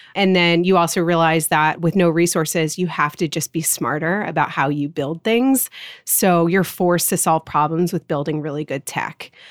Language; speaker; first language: English; native; English